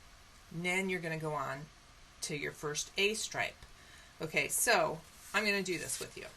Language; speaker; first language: English; native; English